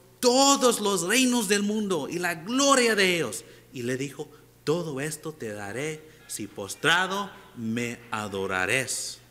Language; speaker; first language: Spanish; non-native, fluent; English